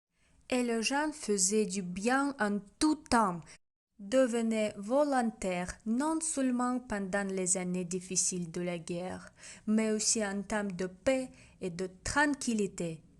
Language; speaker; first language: French; non-native, fluent; Russian